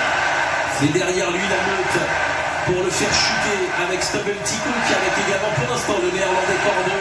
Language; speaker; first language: French; native; French